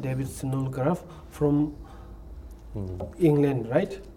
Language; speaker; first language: English; non-native, learner; Tibetan